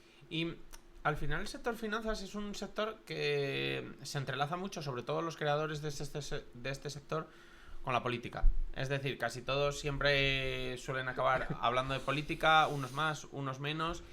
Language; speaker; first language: Spanish; native; Spanish